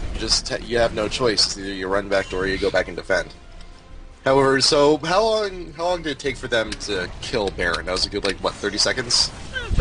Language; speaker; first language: English; native; English